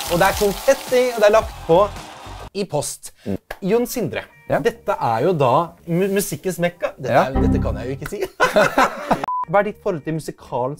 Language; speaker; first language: Norwegian; native; Norwegian